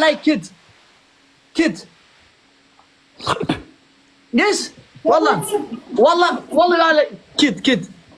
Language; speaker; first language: English; non-native, learner; Arabic